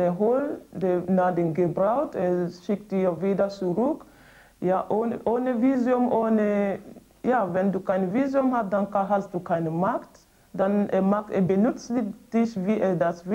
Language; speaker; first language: German; non-native, learner; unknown